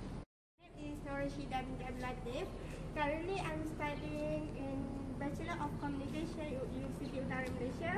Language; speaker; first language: English; non-native, local second language; Malay